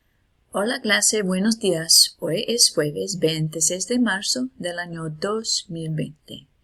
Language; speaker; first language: Spanish; non-native, learner; English